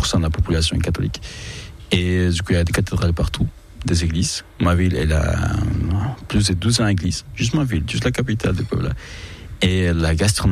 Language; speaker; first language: French; non-native, fluent; Spanish